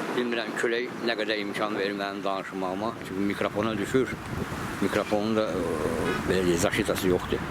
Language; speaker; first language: Azerbaijani; native; Azerbaijani